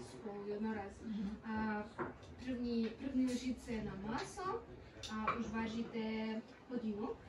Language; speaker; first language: Czech; non-native, learner; Kara-Kalpak